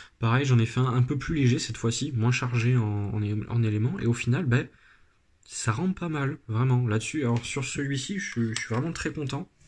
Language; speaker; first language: French; native; French